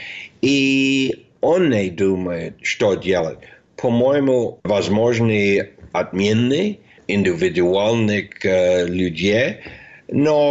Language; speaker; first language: Russian; non-native, fluent; English